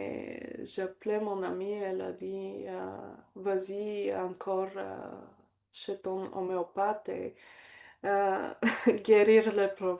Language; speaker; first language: French; non-native, learner; Bulgarian